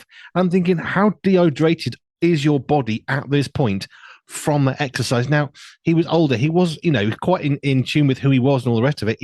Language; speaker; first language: English; native; English